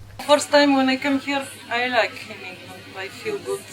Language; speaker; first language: English; non-native, learner; Bulgarian